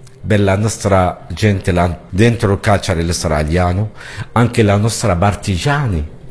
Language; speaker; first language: Italian; non-native, learner; Arabic